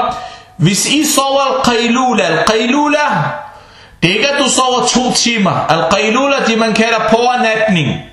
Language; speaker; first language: Danish; early bilingual, other home language; Arabic